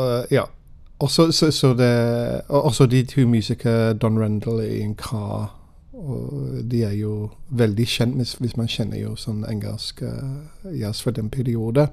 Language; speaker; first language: Norwegian; non-native, fluent; English